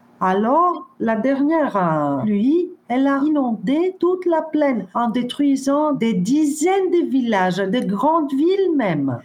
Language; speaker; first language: French; non-native, fluent; Greek